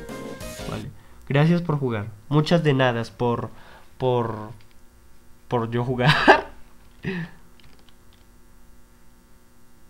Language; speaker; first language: Spanish; native; Spanish